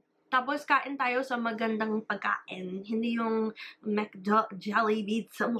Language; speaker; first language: Filipino; early bilingual, heritage; English